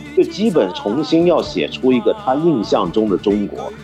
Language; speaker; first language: Chinese; non-native, local second language; Cantonese